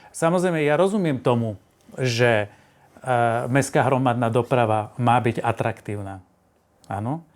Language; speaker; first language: Slovak; native; Slovak